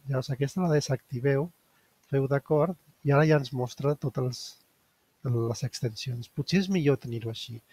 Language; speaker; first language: Catalan; non-native, local second language; Spanish